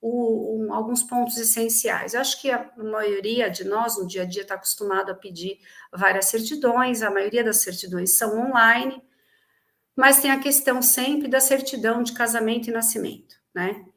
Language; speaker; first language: Portuguese; native; Portuguese